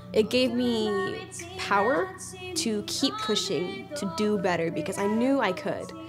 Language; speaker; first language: English; native; English